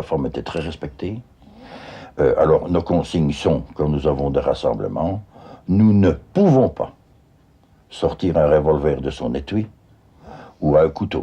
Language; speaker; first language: French; native; French